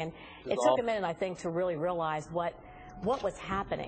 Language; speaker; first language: English; native; English